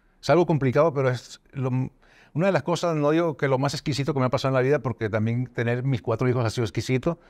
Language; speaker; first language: Spanish; native; Spanish